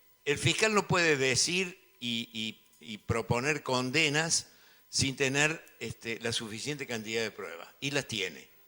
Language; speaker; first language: Spanish; native; Spanish